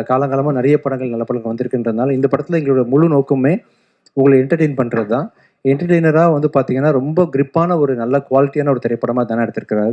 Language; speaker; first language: Tamil; native; Tamil